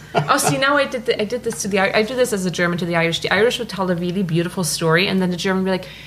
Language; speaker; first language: English; non-native, fluent; German